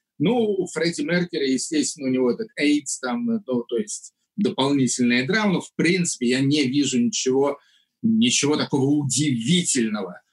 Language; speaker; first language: Russian; native; Russian